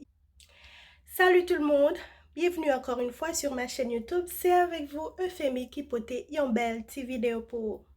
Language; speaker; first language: French; non-native, local second language; Haitian Creole